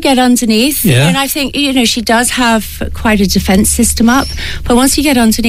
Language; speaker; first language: English; native; English